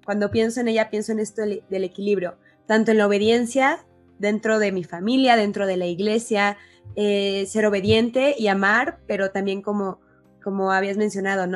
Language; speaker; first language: Spanish; native; Spanish